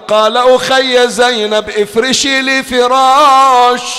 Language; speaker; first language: Arabic; native; Arabic